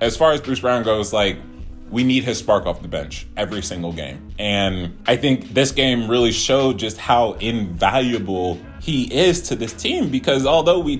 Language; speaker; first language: English; native; English